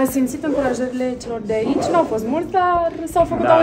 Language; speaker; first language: Romanian; native; Romanian